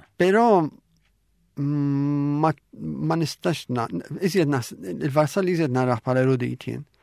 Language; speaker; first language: Maltese; native; Maltese